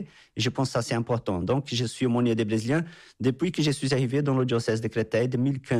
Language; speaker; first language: French; non-native, fluent; Portuguese